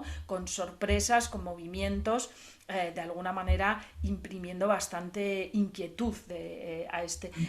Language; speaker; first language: Spanish; native; Spanish